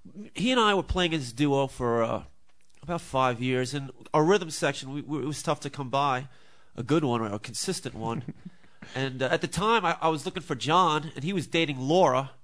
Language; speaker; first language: English; native; English